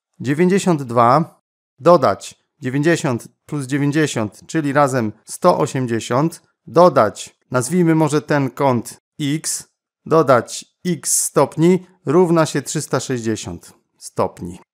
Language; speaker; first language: Polish; native; Polish